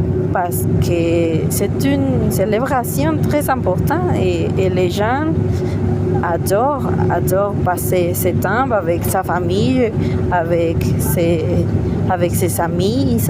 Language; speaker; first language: French; non-native, learner; Spanish